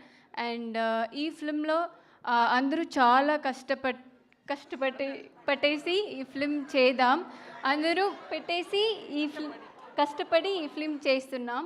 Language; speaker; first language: Telugu; non-native, learner; Tamil